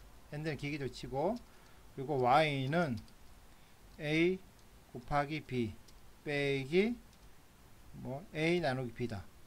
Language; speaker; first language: Korean; native; Korean